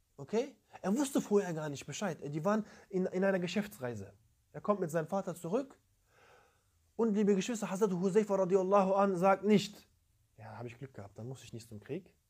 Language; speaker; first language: German; early bilingual, other home language; Turkish